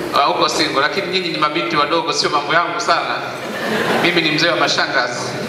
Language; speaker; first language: Swahili; native; Swahili